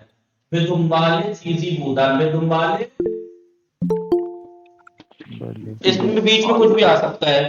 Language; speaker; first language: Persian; non-native, fluent; Urdu